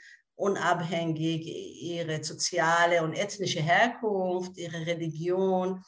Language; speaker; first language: German; non-native, fluent; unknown